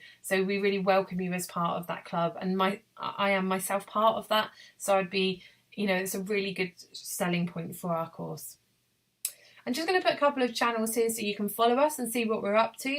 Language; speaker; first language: English; native; English